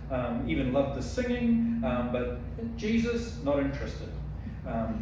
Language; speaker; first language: English; native; English